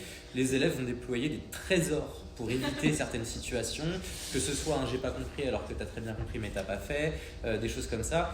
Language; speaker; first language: French; native; French